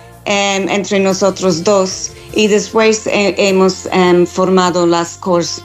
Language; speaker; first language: Spanish; non-native, fluent; English